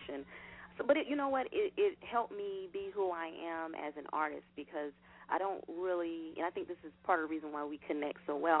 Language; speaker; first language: English; native; English